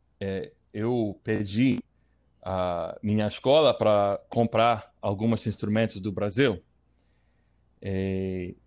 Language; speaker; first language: Portuguese; non-native, learner; English